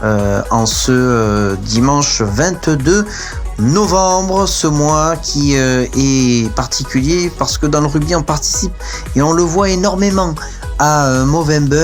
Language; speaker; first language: French; native; French